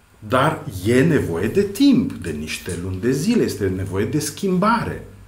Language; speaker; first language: Romanian; non-native, fluent; Serbian